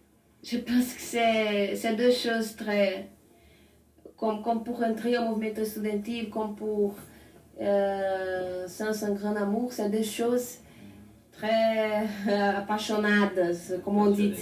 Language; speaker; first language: French; non-native, learner; Portuguese